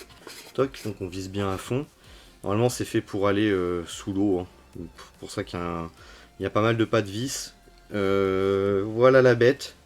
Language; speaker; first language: French; native; French